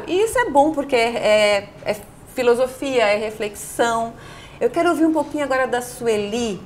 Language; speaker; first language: Portuguese; native; Portuguese